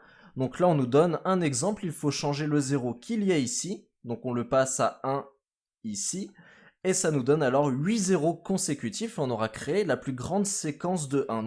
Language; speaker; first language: French; native; French